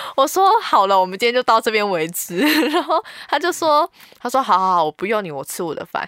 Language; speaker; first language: Chinese; native; Chinese